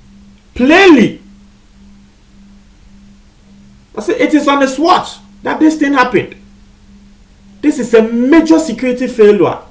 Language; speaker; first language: English; non-native, local second language; Akan